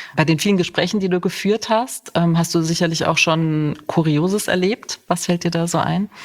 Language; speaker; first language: German; native; German